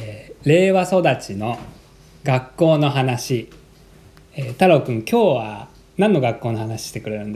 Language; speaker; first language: Japanese; native; Japanese